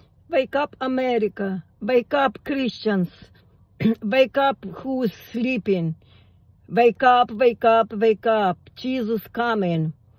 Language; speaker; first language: English; non-native, learner; Russian